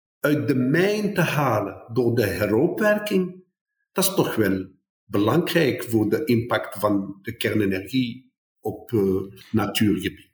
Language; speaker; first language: Dutch; non-native, fluent; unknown